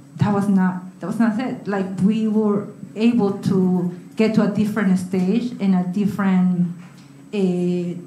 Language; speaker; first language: English; non-native, learner; Spanish